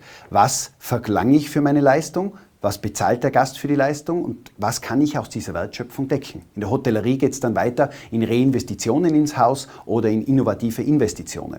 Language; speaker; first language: German; native; German